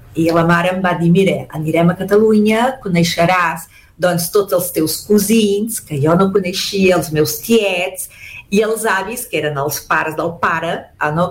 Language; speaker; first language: Catalan; early bilingual, heritage; Catalan